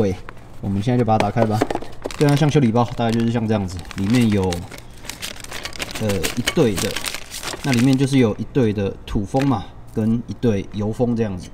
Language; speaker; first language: Chinese; native; Chinese